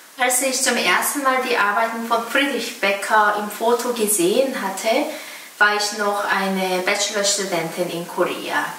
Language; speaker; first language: German; non-native, fluent; Korean